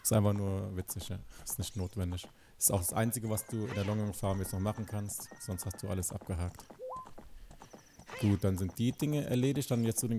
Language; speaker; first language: German; native; German